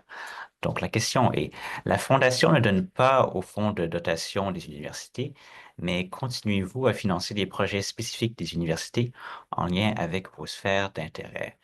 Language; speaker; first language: French; native; French